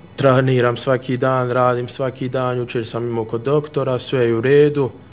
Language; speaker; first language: Croatian; early bilingual, heritage; Bosnian